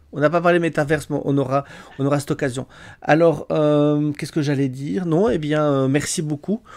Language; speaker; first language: French; native; French